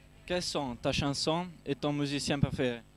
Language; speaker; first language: French; non-native, learner; Italian